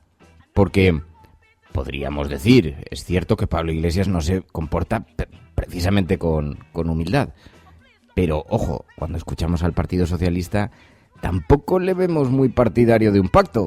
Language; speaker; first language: Spanish; native; Spanish